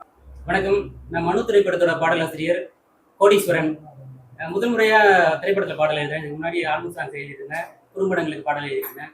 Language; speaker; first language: Tamil; native; Tamil